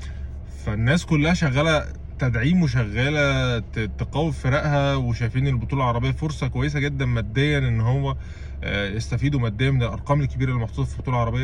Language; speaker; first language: Arabic; native; Arabic